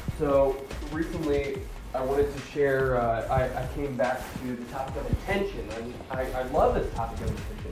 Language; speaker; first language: English; native; English